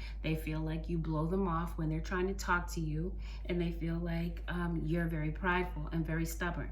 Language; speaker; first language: English; native; English